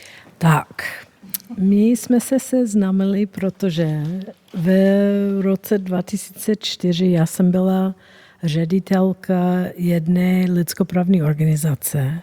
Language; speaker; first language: Czech; non-native, fluent; German